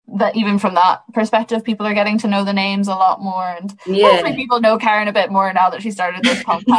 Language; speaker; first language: English; native; English